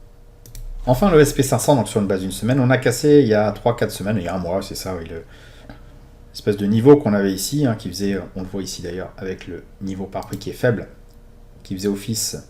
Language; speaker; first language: French; native; French